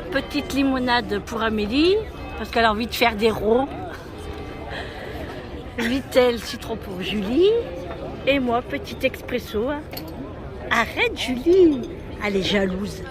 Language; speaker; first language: French; native; French